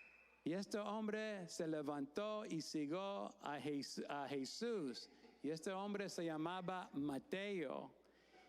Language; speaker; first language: Spanish; non-native, fluent; English